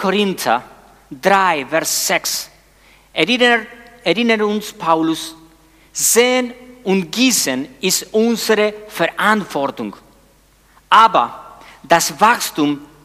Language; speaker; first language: German; non-native, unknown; Spanish